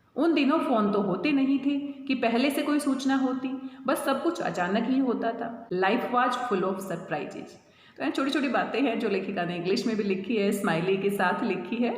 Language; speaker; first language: Hindi; native; Hindi